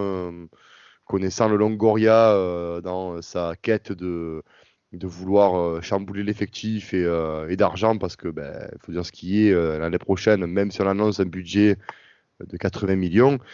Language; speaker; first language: French; native; French